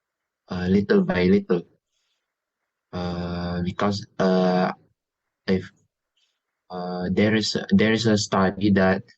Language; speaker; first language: English; non-native, learner; Indonesian